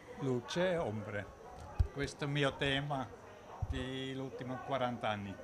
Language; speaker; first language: Italian; non-native, learner; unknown